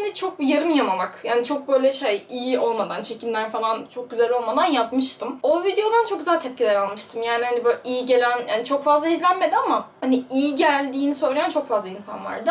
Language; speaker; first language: Turkish; native; Turkish